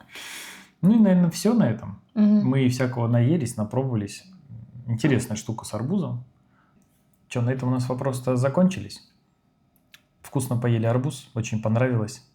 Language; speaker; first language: Russian; native; Russian